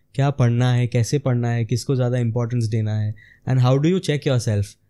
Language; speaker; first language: Hindi; non-native, local second language; Gujarati